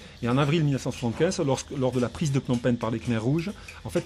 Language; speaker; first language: French; native; French